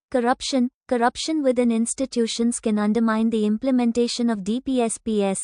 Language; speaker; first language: English; non-native, local second language; Tamil